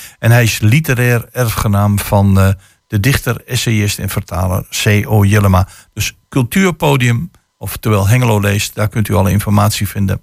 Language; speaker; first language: Dutch; native; Dutch